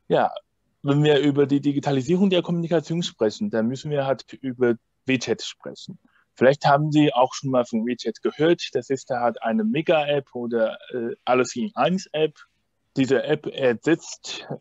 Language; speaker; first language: German; non-native, fluent; Chinese